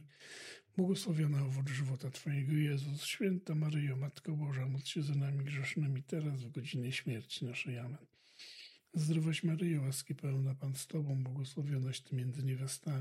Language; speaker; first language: Polish; native; Polish